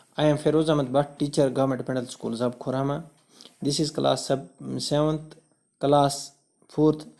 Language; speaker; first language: English; non-native, local second language; Kashmiri